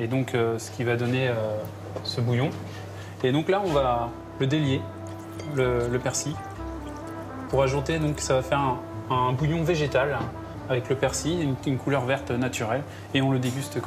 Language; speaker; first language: French; native; French